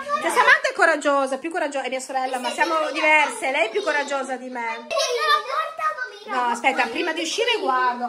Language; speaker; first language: Italian; native; Italian